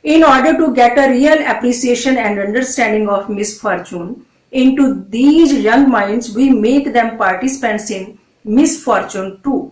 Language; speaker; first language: English; non-native, local second language; Punjabi